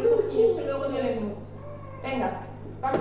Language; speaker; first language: Spanish; native; Spanish